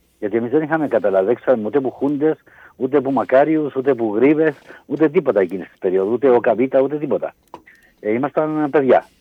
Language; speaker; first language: Greek; native; Greek